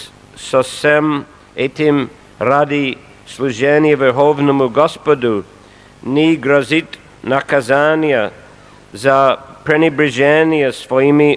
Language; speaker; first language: Russian; non-native, fluent; English